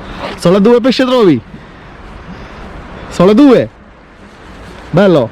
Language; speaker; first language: Italian; non-native, learner; Malayalam